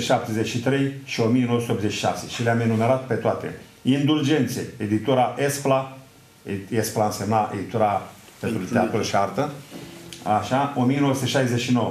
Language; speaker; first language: Romanian; native; Romanian